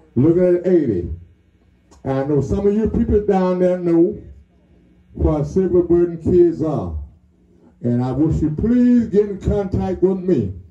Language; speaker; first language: English; native; English